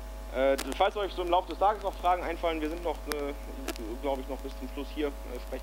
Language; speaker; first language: German; native; German